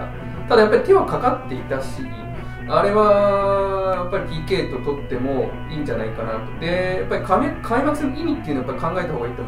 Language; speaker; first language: Japanese; non-native, fluent; English